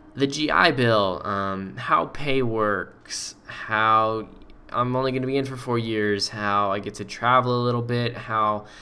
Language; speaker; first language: English; native; English